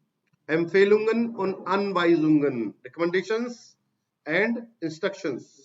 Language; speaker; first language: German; non-native, fluent; Hindi